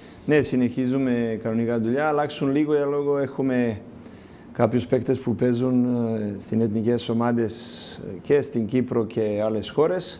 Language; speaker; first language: Greek; non-native, learner; Serbian